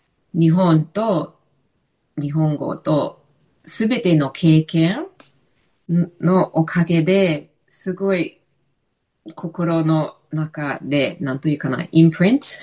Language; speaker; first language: Japanese; non-native, fluent; English